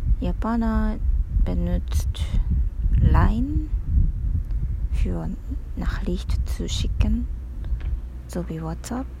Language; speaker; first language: German; non-native, learner; Japanese